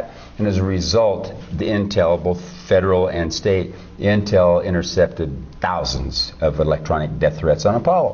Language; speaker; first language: English; native; English